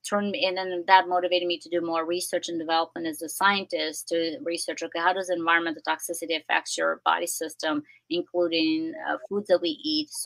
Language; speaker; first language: English; non-native, fluent; Albanian